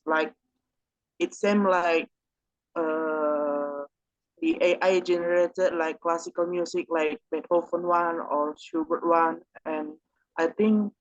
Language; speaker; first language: English; non-native, learner; Indonesian